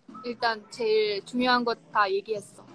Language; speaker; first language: Korean; non-native, fluent; Russian